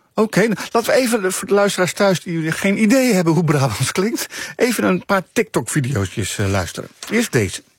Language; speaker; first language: Dutch; native; Dutch